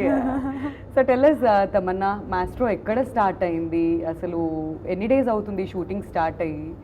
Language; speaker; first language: Telugu; native; Telugu